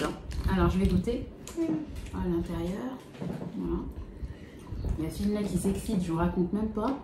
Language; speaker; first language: French; native; French